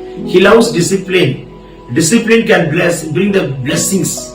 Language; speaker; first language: English; non-native, local second language; Tamil